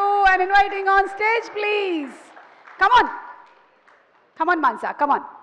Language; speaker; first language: Telugu; native; Telugu